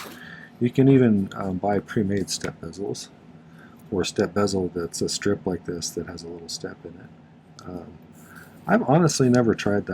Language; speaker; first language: English; native; English